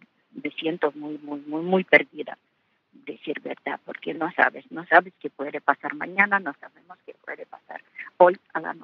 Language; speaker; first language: Spanish; non-native, learner; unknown